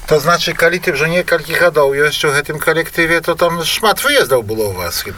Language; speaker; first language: Polish; non-native, learner; Belarusian